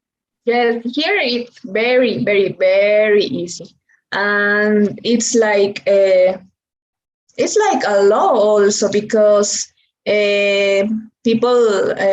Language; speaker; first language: English; non-native, learner; Spanish